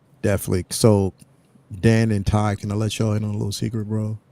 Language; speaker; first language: English; native; English